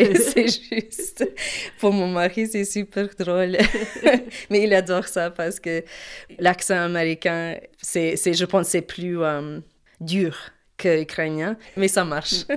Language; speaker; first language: French; non-native, learner; English